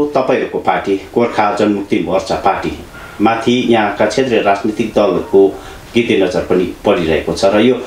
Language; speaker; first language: Nepali; native; Nepali